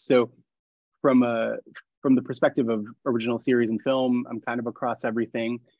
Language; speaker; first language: English; native; English